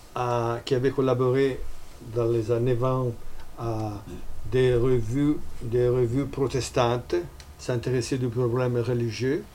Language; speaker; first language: French; non-native, fluent; Italian